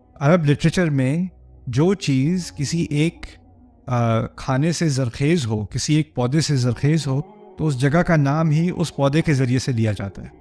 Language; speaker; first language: Urdu; early bilingual, heritage; Urdu